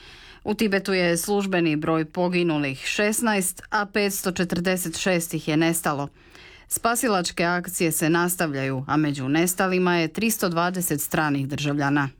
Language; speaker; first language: Serbian; native; Serbian